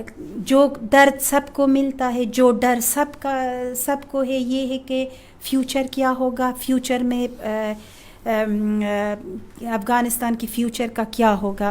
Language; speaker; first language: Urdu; non-native, fluent; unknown